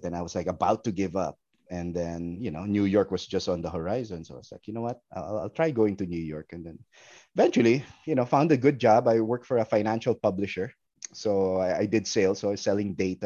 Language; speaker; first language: English; non-native, local second language; Filipino